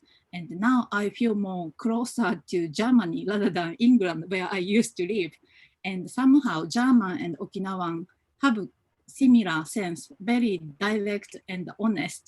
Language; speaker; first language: English; non-native, fluent; Japanese